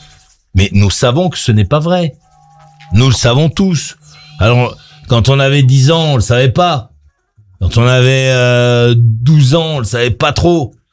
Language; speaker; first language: French; native; French